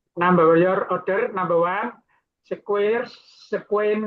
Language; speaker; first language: English; non-native, learner; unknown